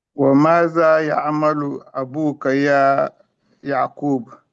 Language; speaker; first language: Arabic; non-native, learner; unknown